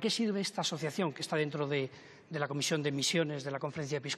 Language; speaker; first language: Spanish; native; Spanish